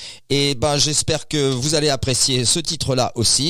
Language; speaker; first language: French; native; French